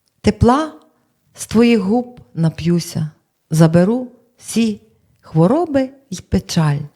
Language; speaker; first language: Ukrainian; native; Ukrainian